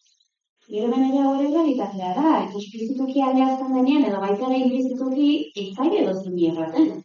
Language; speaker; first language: Basque; native; Basque